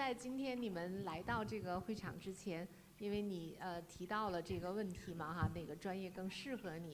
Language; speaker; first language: Chinese; native; Chinese